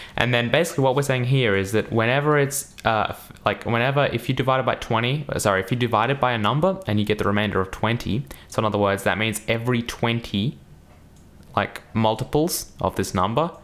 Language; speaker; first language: English; early bilingual, other home language; Russian